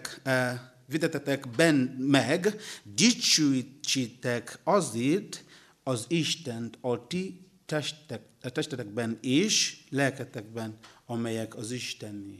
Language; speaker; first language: Hungarian; non-native, learner; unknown